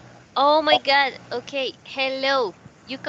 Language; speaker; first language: English; non-native, learner; Spanish